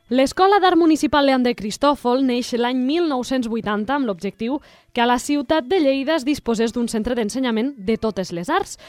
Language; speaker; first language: Catalan; native; Catalan